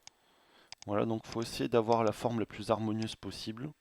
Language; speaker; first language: French; native; French